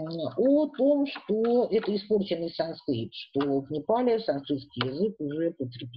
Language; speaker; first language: Russian; native; Russian